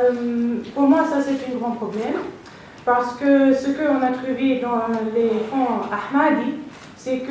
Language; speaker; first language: French; non-native, fluent; English